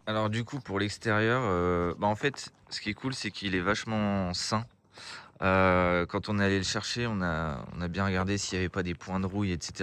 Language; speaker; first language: French; native; French